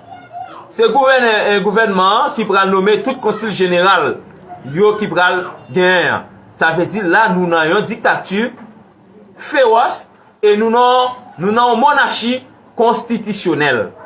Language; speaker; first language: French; non-native, local second language; Haitian Creole